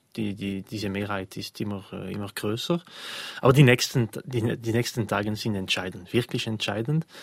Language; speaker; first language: German; non-native, local second language; French